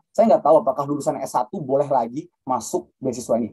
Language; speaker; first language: Indonesian; native; Indonesian